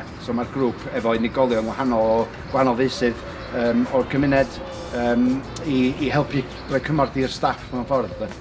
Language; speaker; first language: Welsh; native; Welsh